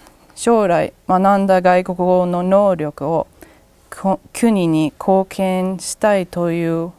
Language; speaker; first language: Japanese; non-native, learner; English